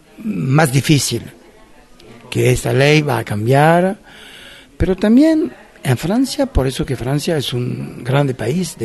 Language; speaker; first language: Spanish; non-native, fluent; French